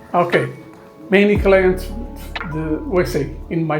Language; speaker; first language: English; non-native, learner; Portuguese